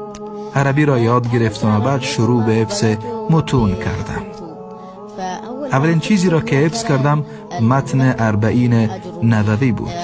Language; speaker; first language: Persian; early bilingual, heritage; Persian